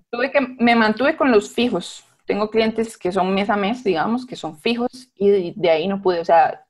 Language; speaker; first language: Spanish; native; Spanish